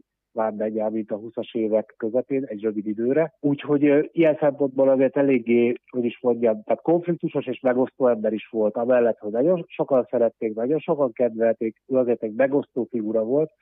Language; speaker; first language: Hungarian; native; Hungarian